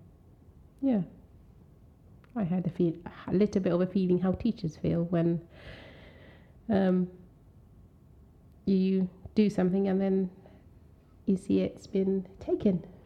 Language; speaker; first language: English; non-native, local second language; Swahili